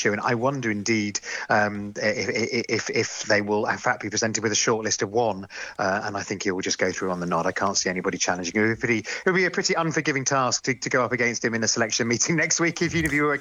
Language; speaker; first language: English; native; English